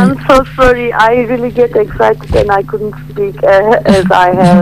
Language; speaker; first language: English; non-native, learner; Turkish